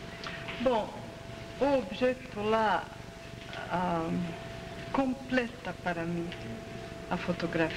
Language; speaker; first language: Portuguese; non-native, fluent; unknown